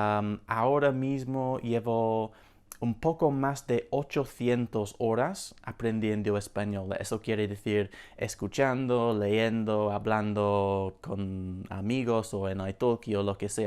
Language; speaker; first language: Spanish; non-native, fluent; English